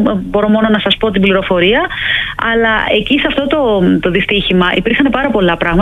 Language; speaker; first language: Greek; native; Greek